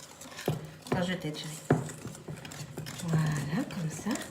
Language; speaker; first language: French; native; French